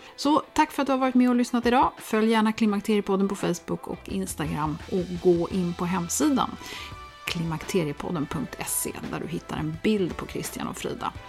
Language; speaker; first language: Swedish; native; Swedish